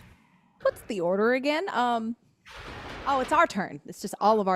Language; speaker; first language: English; native; English